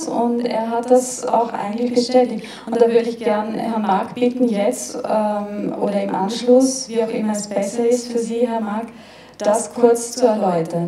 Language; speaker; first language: German; native; German